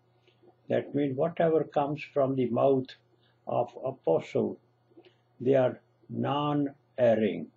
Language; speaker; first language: English; non-native, local second language; Punjabi